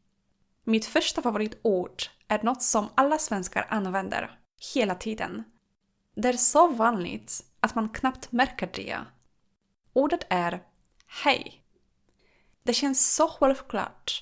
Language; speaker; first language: Swedish; non-native, fluent; Polish